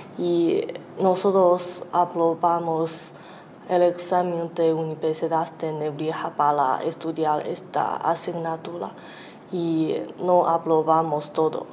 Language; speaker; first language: Spanish; non-native, learner; Chinese